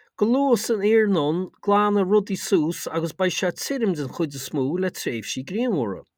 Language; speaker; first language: Irish; native; Irish